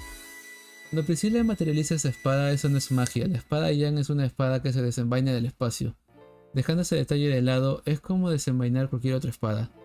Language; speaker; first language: Spanish; native; Spanish